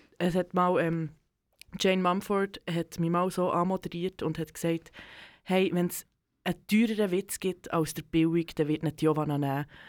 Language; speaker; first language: German; early bilingual, other home language; Serbian